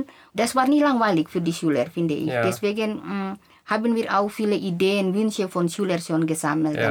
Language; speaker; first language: German; non-native, fluent; Indonesian